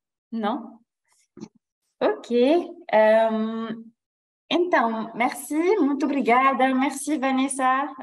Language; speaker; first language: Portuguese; non-native, fluent; French